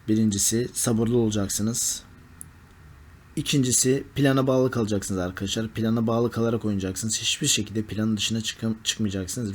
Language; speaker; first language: Turkish; native; Turkish